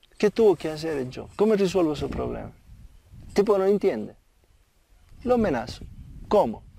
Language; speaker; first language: Spanish; non-native, fluent; Italian